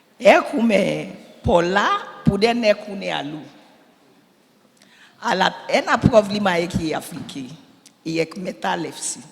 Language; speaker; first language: Greek; non-native, learner; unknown